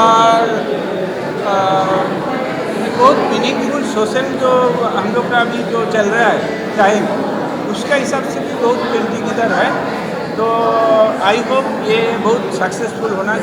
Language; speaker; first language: Hindi; non-native, local second language; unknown